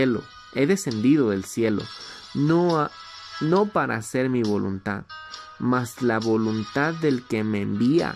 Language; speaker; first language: Spanish; native; Spanish